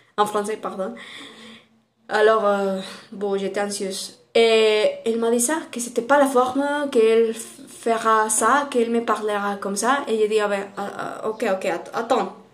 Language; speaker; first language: French; non-native, learner; Spanish